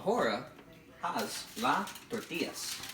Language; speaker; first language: Spanish; non-native, learner; English